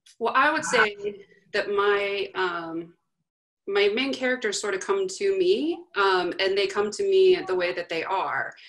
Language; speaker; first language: English; native; English